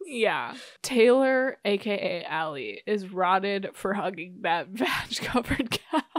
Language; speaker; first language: English; native; English